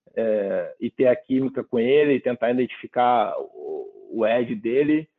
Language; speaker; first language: Portuguese; native; Portuguese